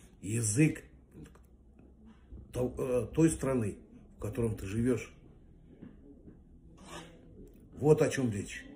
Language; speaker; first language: Russian; non-native, local second language; Kazakh